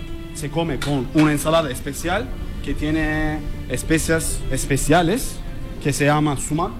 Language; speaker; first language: Spanish; non-native, learner; Turkish